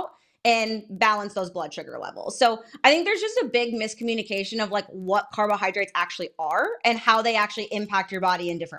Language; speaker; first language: English; native; English